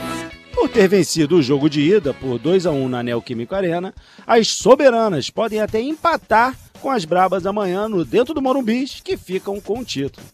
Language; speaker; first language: Portuguese; native; Portuguese